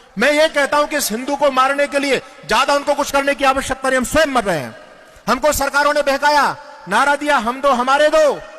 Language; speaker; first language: Hindi; native; Hindi